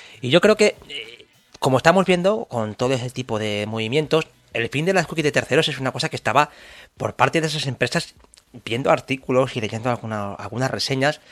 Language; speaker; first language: Spanish; native; Spanish